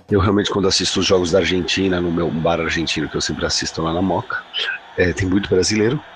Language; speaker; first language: Portuguese; non-native, fluent; Spanish